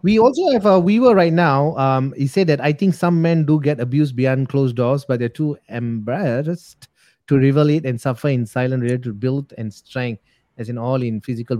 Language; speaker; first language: English; non-native, local second language; Tamil